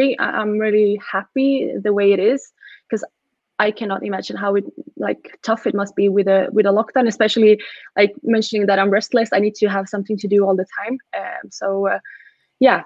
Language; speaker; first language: English; non-native, fluent; Swedish